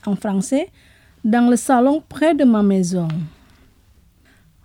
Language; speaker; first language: French; non-native, fluent; Indonesian